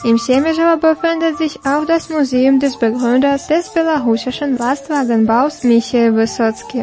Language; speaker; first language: German; non-native, fluent; Russian